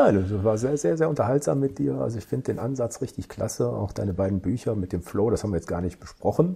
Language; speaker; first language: German; native; German